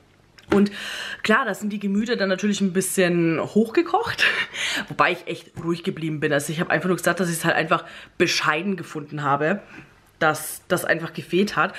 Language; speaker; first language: German; native; German